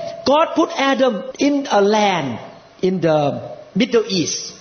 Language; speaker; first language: English; non-native, fluent; Thai